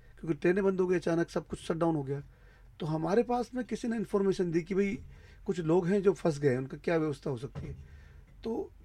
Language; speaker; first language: Hindi; native; Hindi